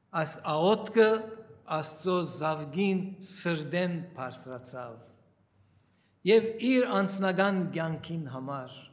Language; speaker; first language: Armenian; early bilingual, heritage; Armenian